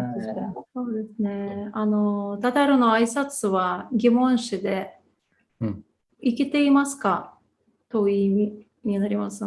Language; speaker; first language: Japanese; non-native, learner; Tatar